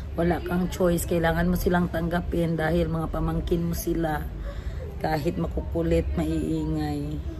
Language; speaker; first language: Filipino; non-native, local second language; Cebuano